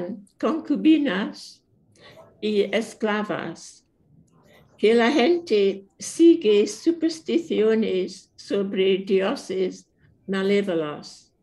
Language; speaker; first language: Spanish; non-native, fluent; English